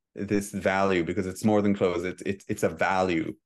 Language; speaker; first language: English; early bilingual, heritage; Hebrew